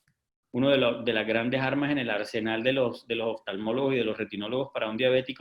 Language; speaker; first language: Spanish; native; Spanish